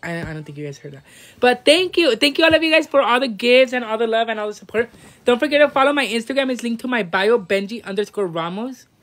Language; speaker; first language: English; native; English